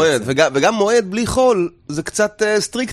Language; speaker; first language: Hebrew; native; Hebrew